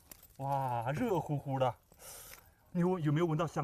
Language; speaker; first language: Chinese; native; Chinese